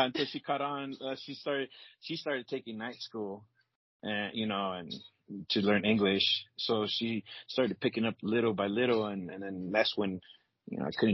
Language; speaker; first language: English; native; English